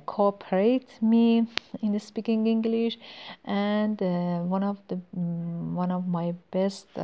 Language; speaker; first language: English; non-native, learner; Persian